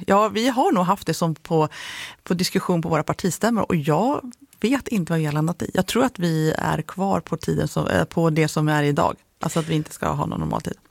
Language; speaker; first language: Swedish; native; Swedish